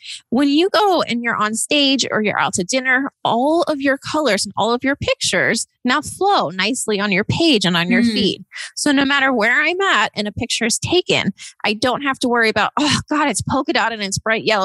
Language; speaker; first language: English; native; English